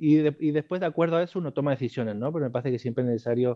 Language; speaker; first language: Spanish; native; Spanish